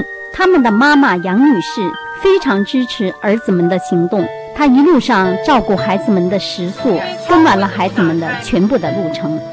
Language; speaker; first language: Chinese; native; Chinese